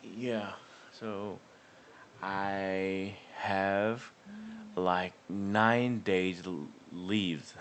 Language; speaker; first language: English; non-native, learner; Korean